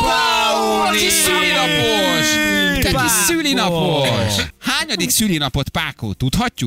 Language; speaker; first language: Hungarian; native; Hungarian